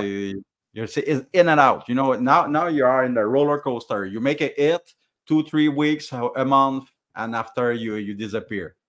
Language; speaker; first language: English; non-native, learner; French